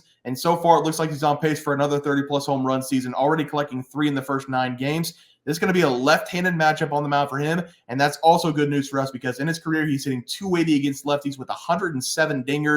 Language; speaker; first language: English; native; English